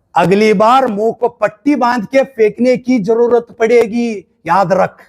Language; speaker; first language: Hindi; non-native, local second language; Kannada